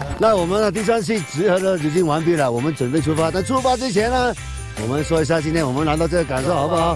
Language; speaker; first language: Chinese; non-native, local second language; Cantonese